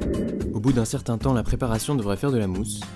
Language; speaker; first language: French; native; French